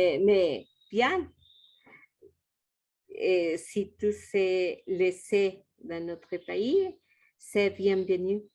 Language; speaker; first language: French; non-native, learner; Spanish